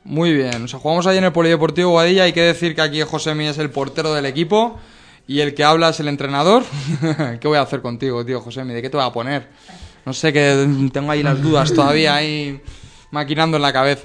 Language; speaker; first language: Spanish; native; Spanish